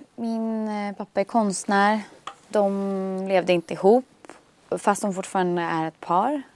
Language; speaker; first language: Swedish; native; Swedish